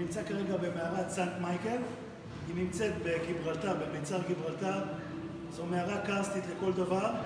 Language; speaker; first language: Hebrew; native; Hebrew